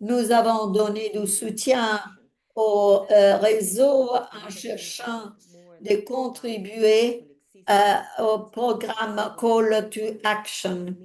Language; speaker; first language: French; non-native, fluent; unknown